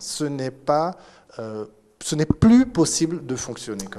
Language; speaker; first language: French; native; French